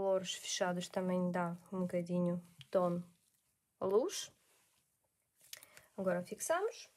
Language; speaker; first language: Portuguese; non-native, learner; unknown